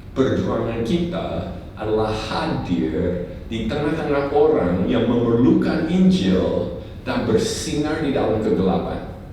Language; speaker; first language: Indonesian; non-native, fluent; English